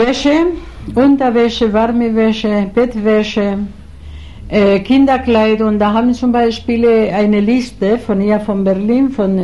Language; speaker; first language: German; non-native, fluent; Spanish